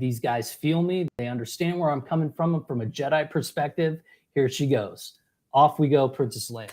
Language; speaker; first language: English; native; English